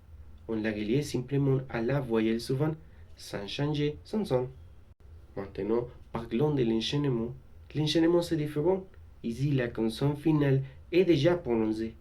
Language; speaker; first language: French; non-native, learner; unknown